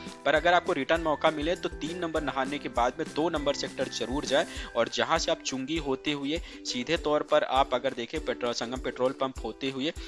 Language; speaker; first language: Hindi; native; Hindi